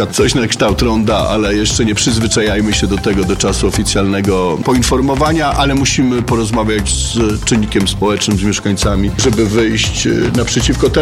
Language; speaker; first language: Polish; native; Polish